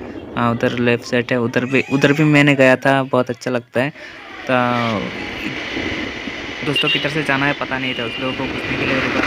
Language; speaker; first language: Hindi; non-native, local second language; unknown